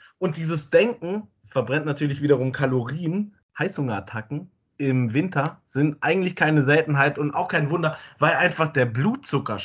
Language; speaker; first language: German; native; German